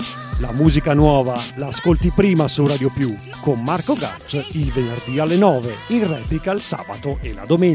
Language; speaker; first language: Italian; native; Italian